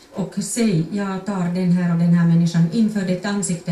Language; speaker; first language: Swedish; non-native, fluent; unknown